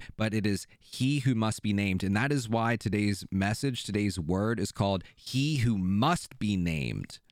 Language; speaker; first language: English; native; English